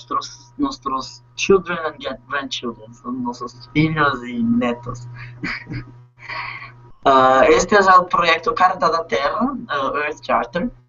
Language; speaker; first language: Spanish; non-native, learner; Portuguese